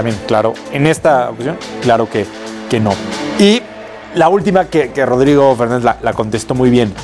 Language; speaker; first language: Spanish; native; Spanish